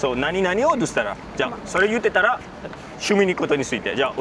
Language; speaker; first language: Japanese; non-native, fluent; Persian